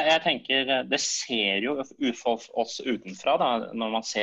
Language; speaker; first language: Norwegian; native; Norwegian